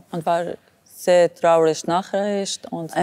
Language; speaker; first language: German; non-native, learner; Arabic